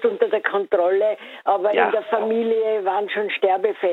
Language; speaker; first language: German; native; German